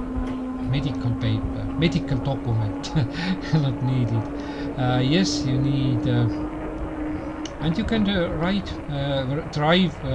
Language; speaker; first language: English; non-native, learner; Estonian